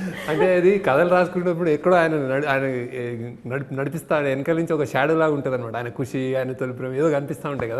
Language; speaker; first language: Telugu; native; Telugu